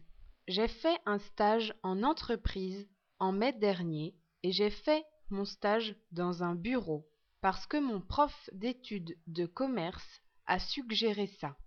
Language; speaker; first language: French; non-native, learner; English